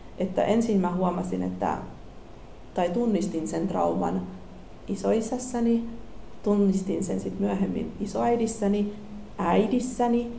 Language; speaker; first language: Finnish; early bilingual, other home language; Russian